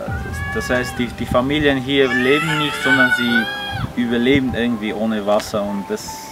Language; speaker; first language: German; early bilingual, other home language; Armenian